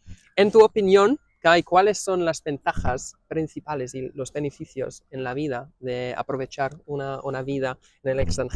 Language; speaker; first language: Spanish; non-native, fluent; English